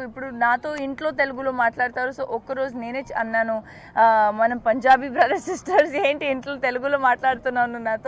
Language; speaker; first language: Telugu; non-native, fluent; Punjabi